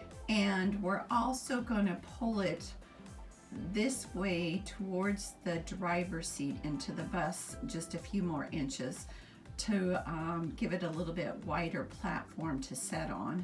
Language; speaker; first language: English; native; English